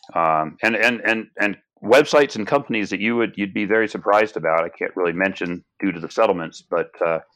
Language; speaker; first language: English; native; English